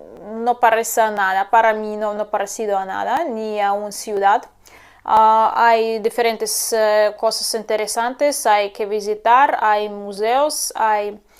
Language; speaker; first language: Spanish; non-native, fluent; Russian